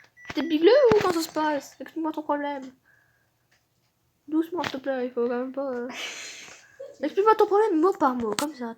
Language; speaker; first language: French; native; French